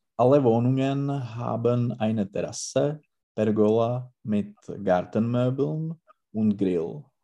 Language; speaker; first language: German; non-native, learner; Czech